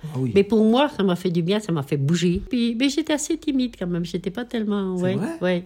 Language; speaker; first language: French; native; French